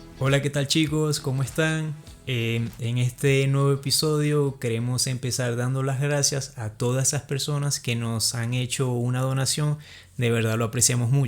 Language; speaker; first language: Spanish; native; Spanish